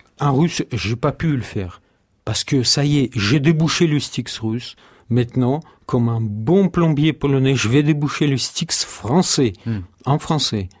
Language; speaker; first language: French; non-native, fluent; Russian